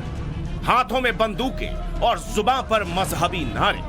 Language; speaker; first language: Hindi; native; Hindi